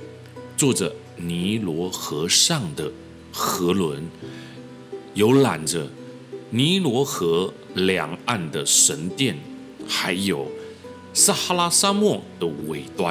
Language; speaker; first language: Chinese; native; Chinese